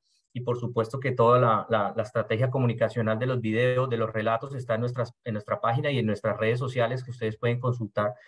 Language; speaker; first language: Spanish; native; Spanish